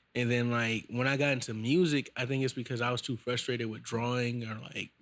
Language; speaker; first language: English; native; English